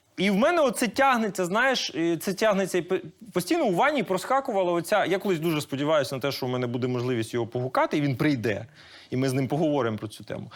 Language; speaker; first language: Ukrainian; native; Ukrainian